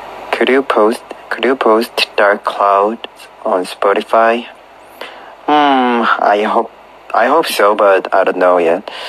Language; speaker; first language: English; non-native, learner; Korean